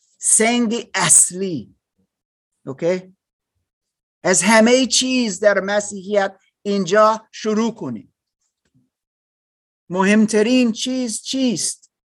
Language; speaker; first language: Persian; non-native, learner; German